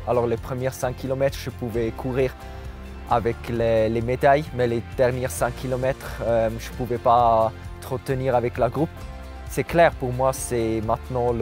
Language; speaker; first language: French; non-native, local second language; German